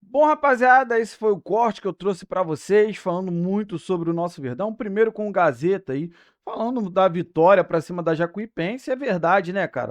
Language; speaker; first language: Portuguese; native; Portuguese